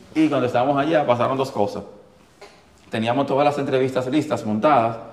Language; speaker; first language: Spanish; native; Spanish